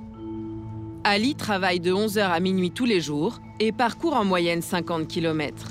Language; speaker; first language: French; native; French